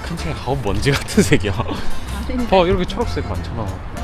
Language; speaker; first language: Korean; native; Korean